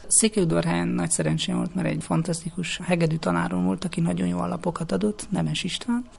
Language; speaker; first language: Hungarian; native; Hungarian